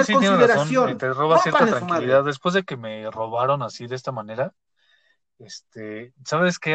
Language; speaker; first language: Spanish; native; Spanish